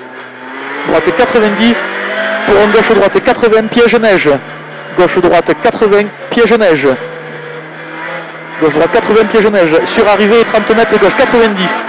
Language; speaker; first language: French; native; French